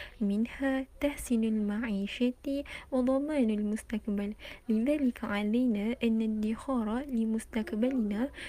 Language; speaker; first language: Arabic; non-native, learner; Malay